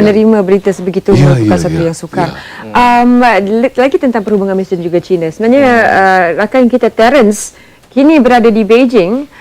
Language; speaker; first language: Malay; native; Malay